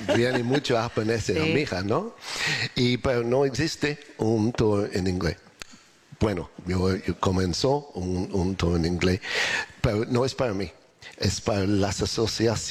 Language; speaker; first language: Spanish; non-native, learner; English